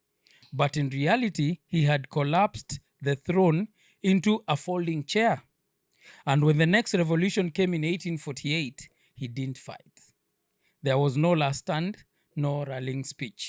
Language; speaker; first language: English; non-native, local second language; Swahili